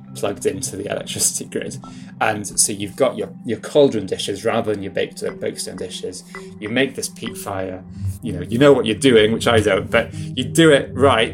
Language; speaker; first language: English; non-native, local second language; Welsh